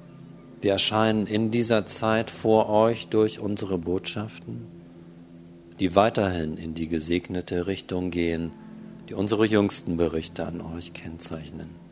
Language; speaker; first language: German; native; German